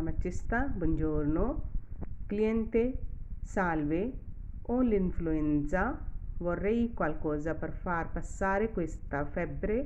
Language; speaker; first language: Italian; non-native, fluent; Urdu